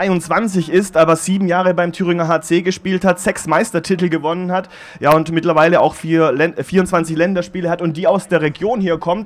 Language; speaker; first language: German; native; German